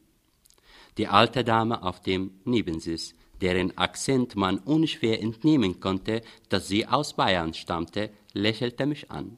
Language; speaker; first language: German; non-native, fluent; Arabic